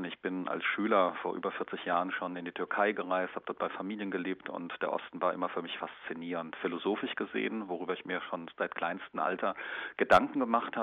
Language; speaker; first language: German; native; German